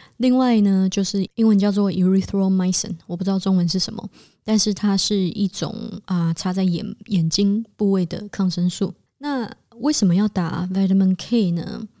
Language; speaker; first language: Chinese; native; Chinese